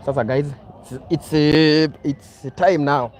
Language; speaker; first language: English; non-native, local second language; Swahili